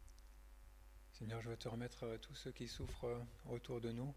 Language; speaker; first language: French; native; French